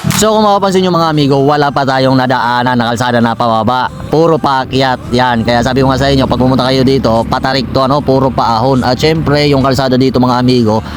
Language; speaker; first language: Filipino; non-native, local second language; Masbatenyo